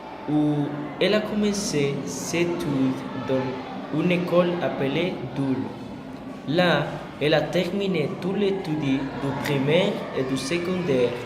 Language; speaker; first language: French; non-native, learner; Spanish